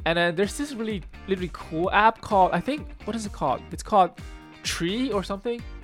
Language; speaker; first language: English; early bilingual, other home language; Chinese